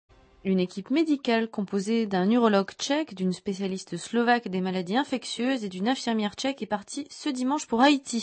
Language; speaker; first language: French; native; French